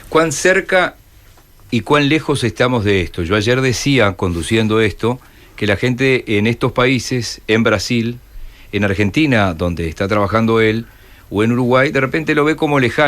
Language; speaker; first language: Spanish; native; Spanish